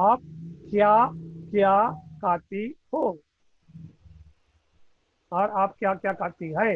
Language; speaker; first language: Hindi; non-native, learner; Tamil